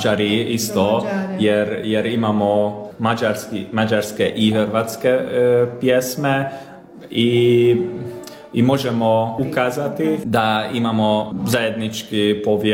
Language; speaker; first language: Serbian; non-native, local second language; Hungarian